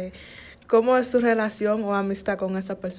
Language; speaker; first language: Spanish; early bilingual, heritage; Spanish